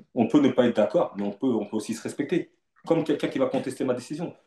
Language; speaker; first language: French; native; French